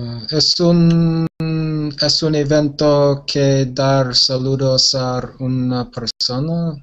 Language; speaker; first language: Spanish; non-native, learner; English